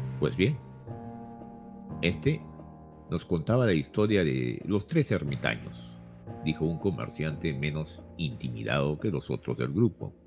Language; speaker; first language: Spanish; native; Spanish